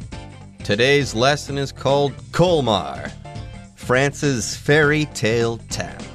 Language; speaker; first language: English; native; English